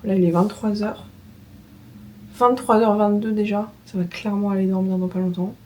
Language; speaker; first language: French; native; French